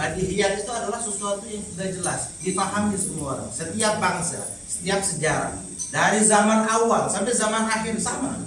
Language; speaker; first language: Indonesian; native; Indonesian